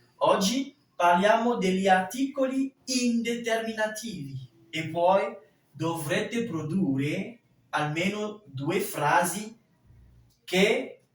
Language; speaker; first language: Italian; non-native, fluent; French